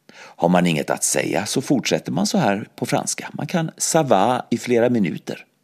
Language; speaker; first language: Swedish; native; Swedish